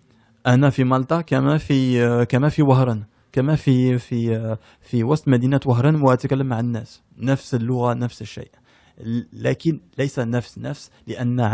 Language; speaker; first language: Arabic; early bilingual, heritage; French